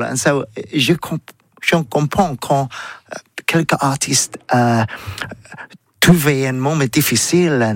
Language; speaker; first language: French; non-native, learner; English